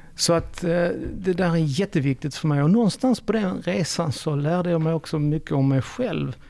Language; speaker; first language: Swedish; early bilingual, other home language; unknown